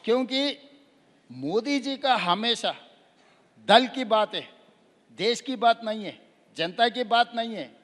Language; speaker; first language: Hindi; non-native, local second language; Telugu